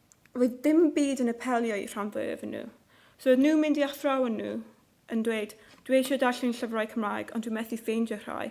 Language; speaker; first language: Welsh; non-native, local second language; English